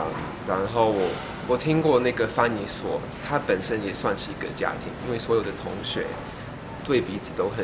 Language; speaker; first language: Chinese; non-native, fluent; English